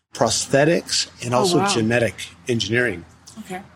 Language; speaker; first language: English; early bilingual, other home language; Russian